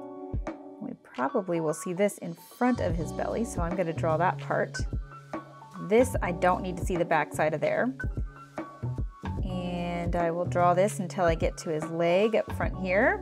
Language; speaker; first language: English; native; English